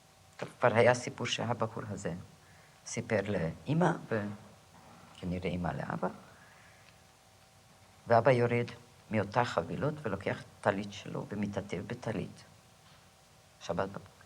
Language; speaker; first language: Hebrew; non-native, fluent; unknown